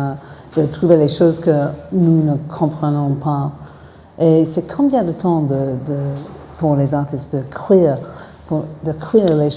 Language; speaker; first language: French; non-native, fluent; English